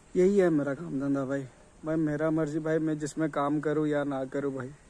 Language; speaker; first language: Hindi; non-native, local second language; Odia